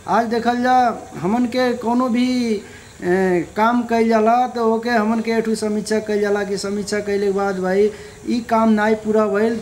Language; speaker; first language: Bhojpuri; non-native, local second language; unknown